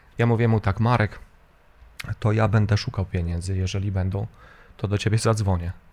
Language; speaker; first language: Polish; native; Polish